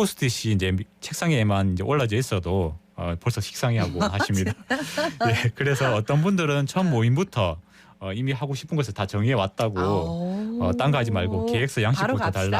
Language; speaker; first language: Korean; native; Korean